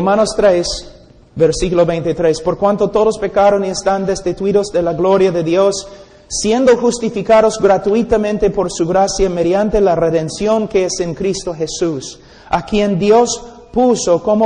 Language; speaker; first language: Spanish; non-native, fluent; English